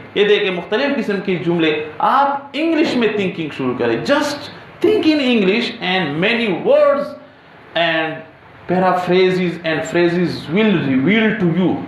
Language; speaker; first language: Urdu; non-native, local second language; Pashto